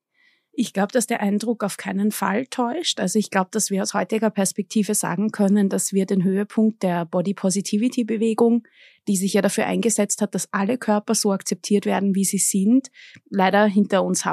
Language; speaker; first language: German; native; German